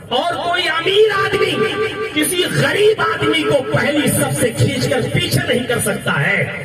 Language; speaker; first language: Urdu; native; Urdu